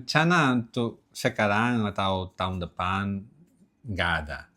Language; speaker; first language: Indonesian; non-native, learner; Catalan